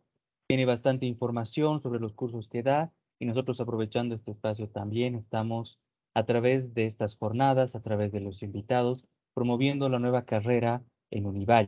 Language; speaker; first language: Spanish; native; Spanish